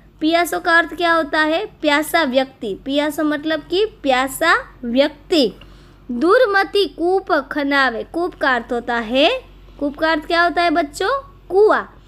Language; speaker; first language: Hindi; non-native, local second language; Gujarati